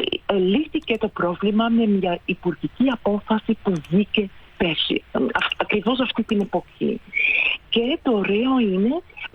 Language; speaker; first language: Greek; non-native, fluent; Dutch